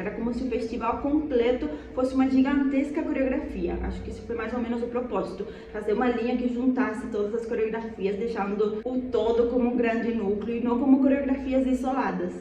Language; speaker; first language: Portuguese; non-native, fluent; Spanish